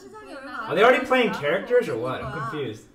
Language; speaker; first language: English; native; English